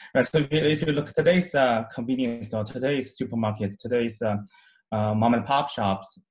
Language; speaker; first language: English; non-native, fluent; Chinese